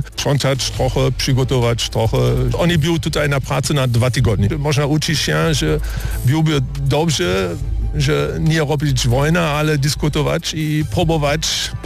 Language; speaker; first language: Polish; non-native, learner; German